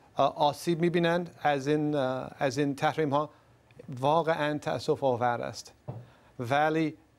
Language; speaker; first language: Persian; non-native, fluent; English